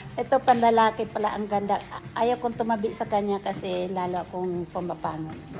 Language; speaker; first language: Filipino; native; Filipino